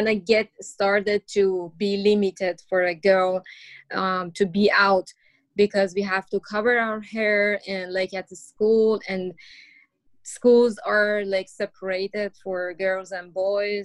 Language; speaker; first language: English; non-native, learner; Persian